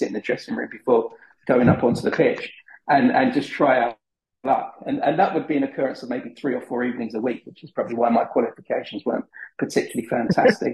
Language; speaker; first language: English; native; English